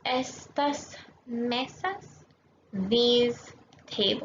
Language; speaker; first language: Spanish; non-native, fluent; English